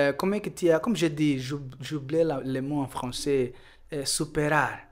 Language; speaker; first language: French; non-native, fluent; Portuguese